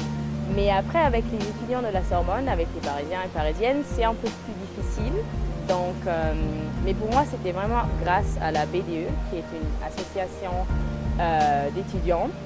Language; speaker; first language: French; non-native, fluent; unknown